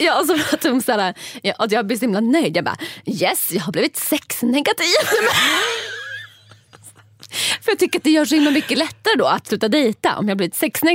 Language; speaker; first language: Swedish; native; Swedish